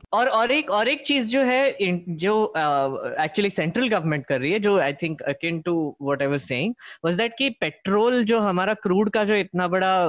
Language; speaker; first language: Hindi; non-native, local second language; Marathi